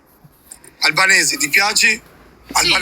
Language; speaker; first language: Italian; non-native, learner; Albanian